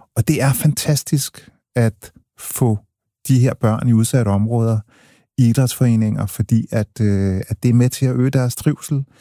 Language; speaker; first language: Danish; early bilingual, other home language; English